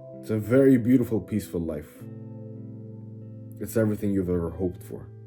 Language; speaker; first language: English; native; English